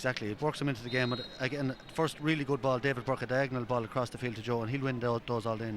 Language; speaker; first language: English; native; English